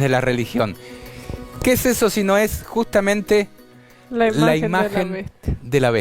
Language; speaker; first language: Spanish; native; Spanish